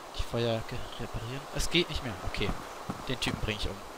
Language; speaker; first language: German; native; German